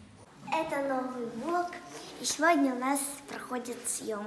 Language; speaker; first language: Russian; native; Russian